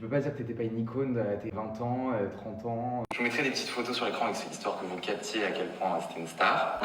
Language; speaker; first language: French; native; French